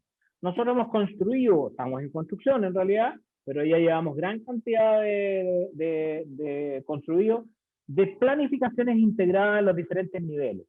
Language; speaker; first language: Spanish; native; Spanish